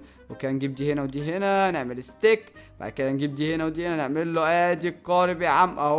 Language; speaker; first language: Arabic; native; Arabic